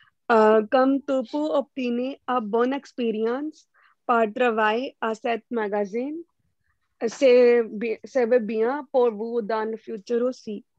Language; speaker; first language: French; non-native, learner; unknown